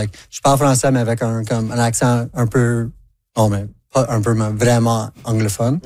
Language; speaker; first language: French; non-native, local second language; English